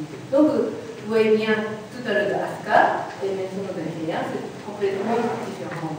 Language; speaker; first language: French; non-native, learner; Japanese